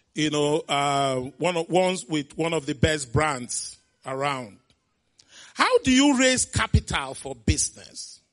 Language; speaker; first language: English; non-native, local second language; Igbo